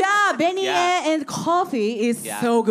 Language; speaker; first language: English; non-native, learner; Japanese